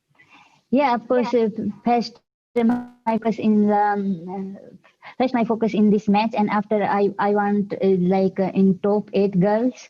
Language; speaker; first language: English; non-native, learner; Hindi